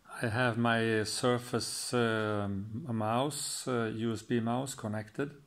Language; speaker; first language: English; non-native, fluent; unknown